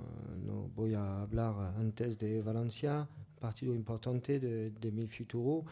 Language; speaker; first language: Spanish; non-native, fluent; French